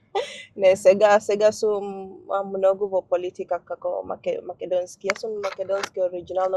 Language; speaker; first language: Macedonian; non-native, learner; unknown